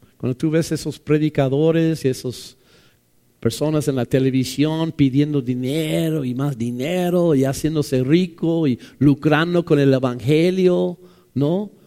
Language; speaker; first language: Spanish; non-native, fluent; English